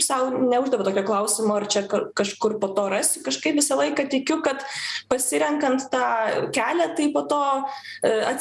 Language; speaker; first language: Lithuanian; non-native, local second language; Polish